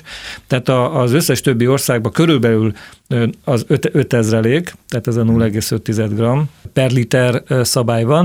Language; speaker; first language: Hungarian; native; Hungarian